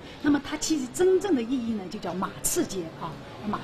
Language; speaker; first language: Chinese; native; Chinese